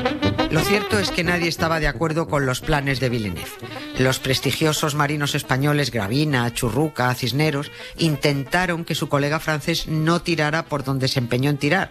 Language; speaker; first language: Spanish; native; Spanish